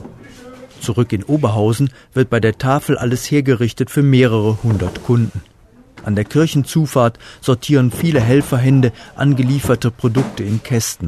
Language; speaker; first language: German; native; German